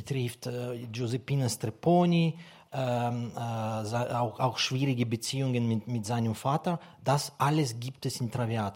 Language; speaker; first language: German; non-native, fluent; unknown